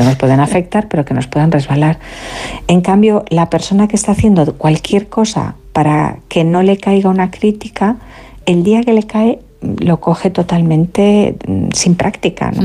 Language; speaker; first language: Spanish; native; Spanish